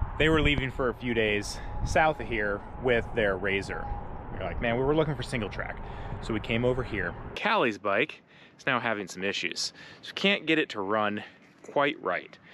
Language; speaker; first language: English; native; English